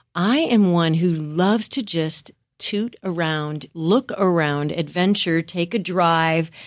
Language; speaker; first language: English; native; English